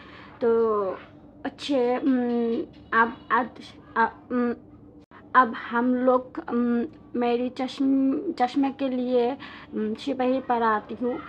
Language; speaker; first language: Hindi; non-native, learner; Bangla